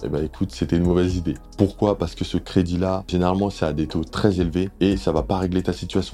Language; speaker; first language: French; native; French